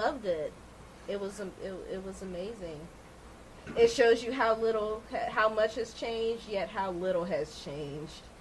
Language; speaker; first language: English; native; English